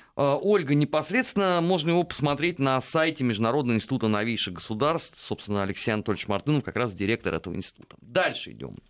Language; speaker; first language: Russian; native; Russian